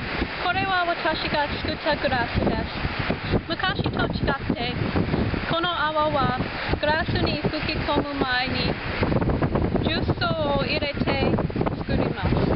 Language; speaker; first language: Japanese; non-native, learner; English